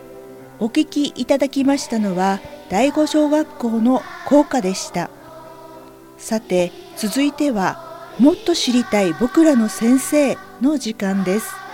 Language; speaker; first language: Japanese; native; Japanese